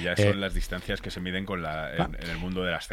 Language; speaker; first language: Spanish; native; Spanish